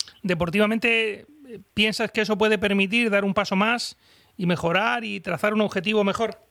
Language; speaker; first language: Spanish; native; Spanish